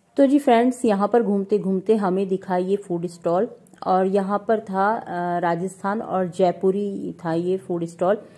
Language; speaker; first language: Hindi; native; Hindi